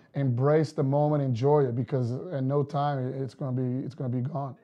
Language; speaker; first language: English; non-native, fluent; Portuguese